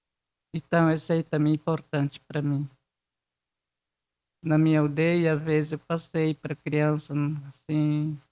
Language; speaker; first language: Portuguese; non-native, local second language; Guarani